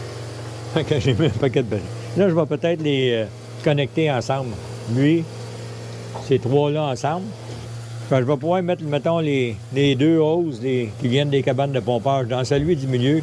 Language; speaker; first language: French; native; French